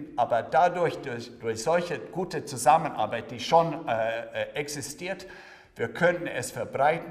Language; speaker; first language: German; non-native, fluent; Latvian